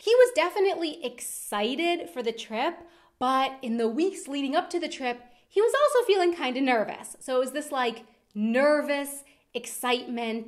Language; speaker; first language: English; native; English